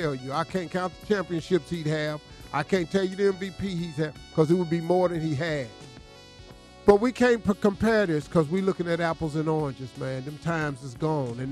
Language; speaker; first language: English; native; English